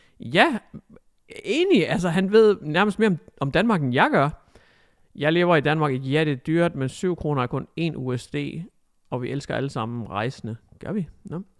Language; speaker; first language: Danish; native; Danish